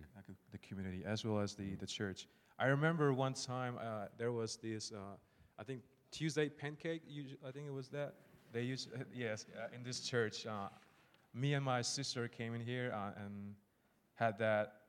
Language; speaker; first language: English; non-native, fluent; Burmese